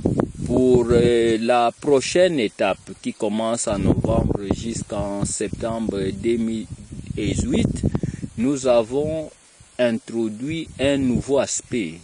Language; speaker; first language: French; non-native, local second language; Kongo